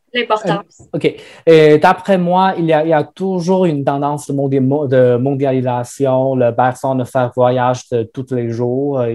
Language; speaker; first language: French; non-native, fluent; Chinese